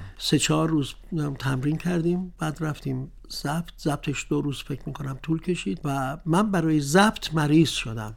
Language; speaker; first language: Persian; non-native, local second language; Azerbaijani